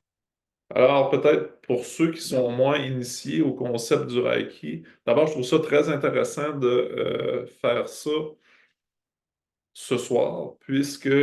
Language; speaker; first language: French; native; French